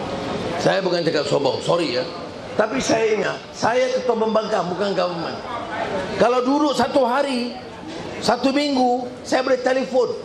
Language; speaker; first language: Malay; native; Malay